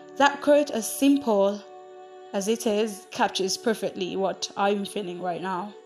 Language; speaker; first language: English; non-native, local second language; Igbo